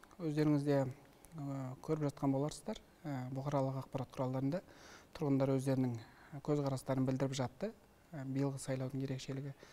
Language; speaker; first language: Kazakh; native; Kazakh